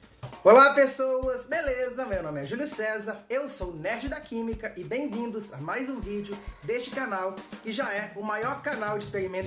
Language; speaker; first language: Portuguese; native; Portuguese